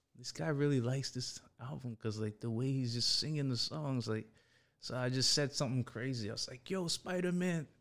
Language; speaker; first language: English; early bilingual, other home language; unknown